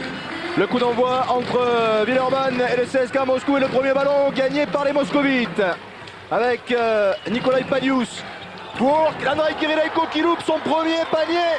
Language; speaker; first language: French; native; French